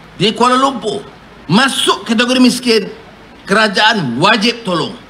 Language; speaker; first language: Malay; native; Malay